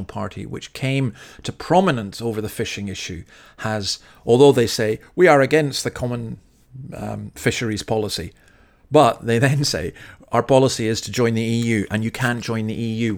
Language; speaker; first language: English; native; English